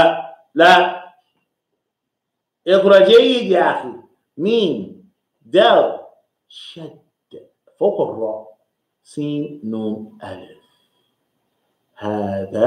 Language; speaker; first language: Arabic; non-native, fluent; English